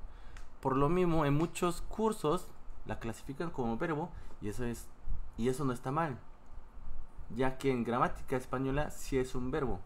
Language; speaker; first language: Spanish; non-native, fluent; Korean